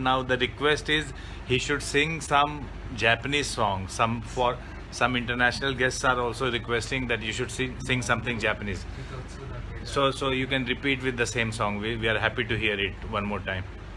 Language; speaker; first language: English; non-native, local second language; Hindi